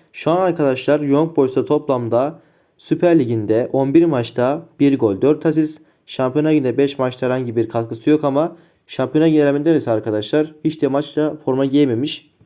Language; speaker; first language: Turkish; native; Turkish